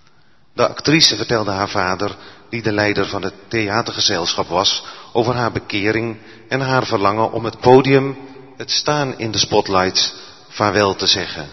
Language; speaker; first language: Dutch; native; Dutch